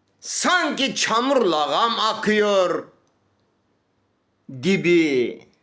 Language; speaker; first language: Turkish; native; Turkish